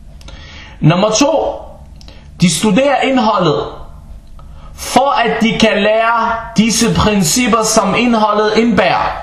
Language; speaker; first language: Danish; early bilingual, other home language; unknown